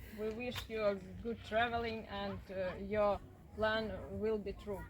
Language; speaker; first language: English; non-native, learner; Ukrainian